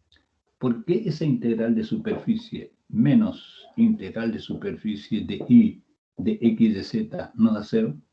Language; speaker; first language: Spanish; native; Spanish